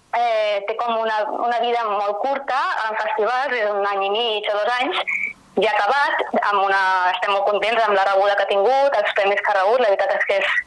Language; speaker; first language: Catalan; native; Catalan